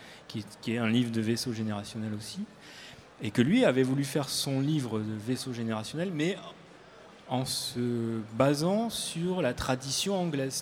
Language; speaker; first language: French; native; French